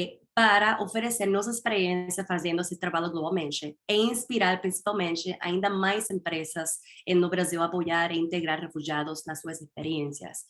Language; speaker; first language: Portuguese; non-native, fluent; Spanish